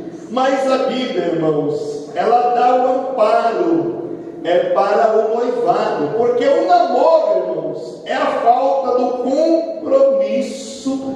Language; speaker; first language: Portuguese; native; Portuguese